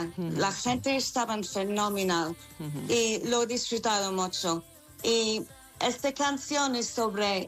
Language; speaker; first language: Spanish; non-native, fluent; English